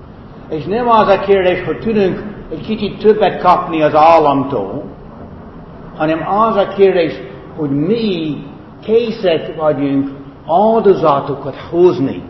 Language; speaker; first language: Hungarian; non-native, fluent; English